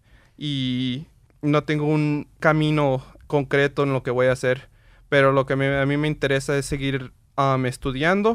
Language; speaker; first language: Spanish; early bilingual, heritage; Spanish